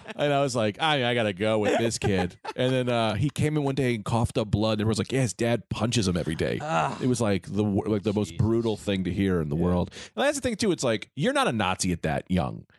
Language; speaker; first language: English; native; English